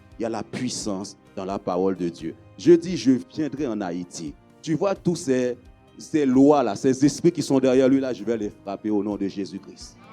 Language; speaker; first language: French; non-native, local second language; Haitian Creole